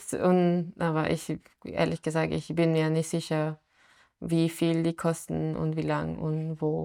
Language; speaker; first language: German; non-native, fluent; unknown